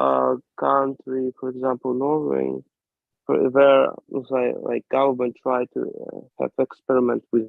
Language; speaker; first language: English; non-native, learner; Ukrainian